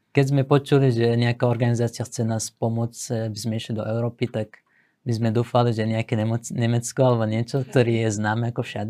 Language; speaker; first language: Slovak; non-native, fluent; Assyrian Neo-Aramaic